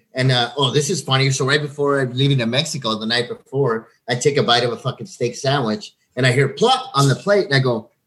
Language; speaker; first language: English; native; English